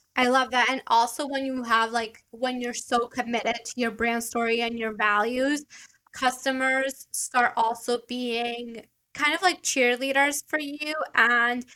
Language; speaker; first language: English; early bilingual, other home language; Italian